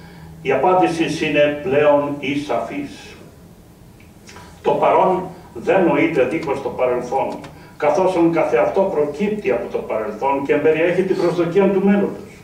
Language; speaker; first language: Greek; native; Greek